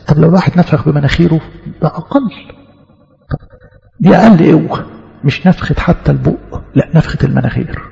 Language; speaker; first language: Arabic; native; Arabic